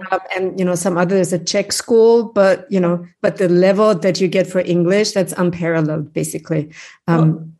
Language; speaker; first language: English; non-native, fluent; German